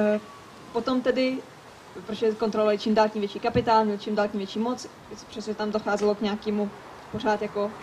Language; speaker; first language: Czech; native; Czech